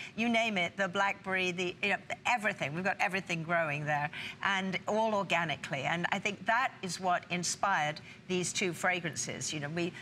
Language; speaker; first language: English; native; English